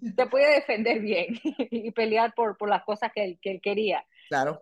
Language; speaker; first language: Spanish; early bilingual, heritage; Spanish